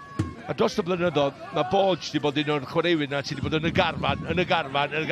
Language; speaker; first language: Welsh; native; Welsh